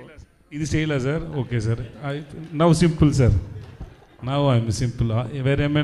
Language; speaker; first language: Telugu; non-native, learner; Tamil